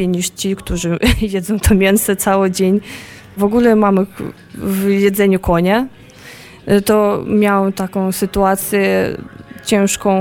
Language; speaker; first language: Polish; non-native, fluent; Russian